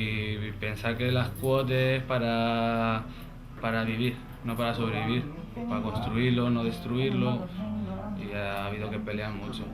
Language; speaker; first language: Spanish; native; Spanish